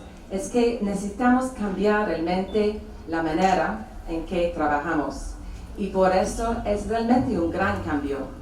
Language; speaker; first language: Spanish; non-native, fluent; English